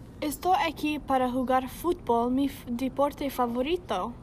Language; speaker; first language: Spanish; non-native, learner; English